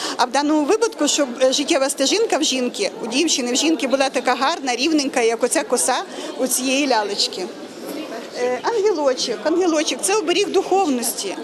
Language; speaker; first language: Ukrainian; native; Ukrainian